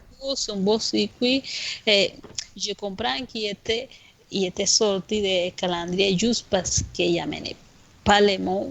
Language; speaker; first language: French; non-native, fluent; Spanish